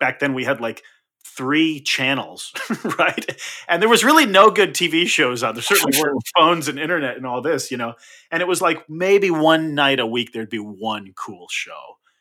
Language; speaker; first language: English; native; English